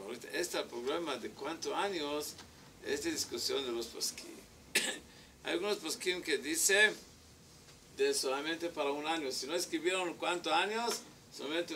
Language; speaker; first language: Spanish; non-native, learner; Hebrew